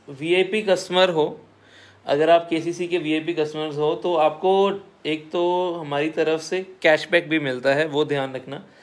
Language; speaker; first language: Hindi; non-native, local second language; Punjabi